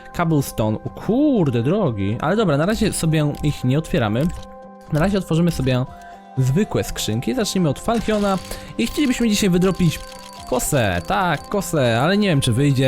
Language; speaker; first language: Polish; native; Polish